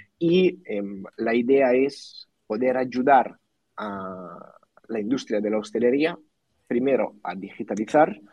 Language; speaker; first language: Spanish; non-native, fluent; Italian